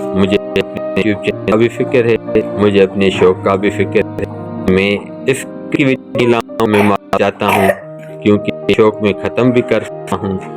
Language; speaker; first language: Urdu; non-native, local second language; Sindhi